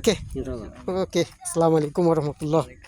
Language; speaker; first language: Indonesian; non-native, learner; Bangla